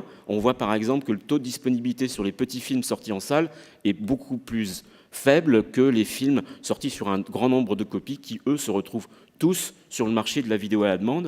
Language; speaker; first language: French; native; French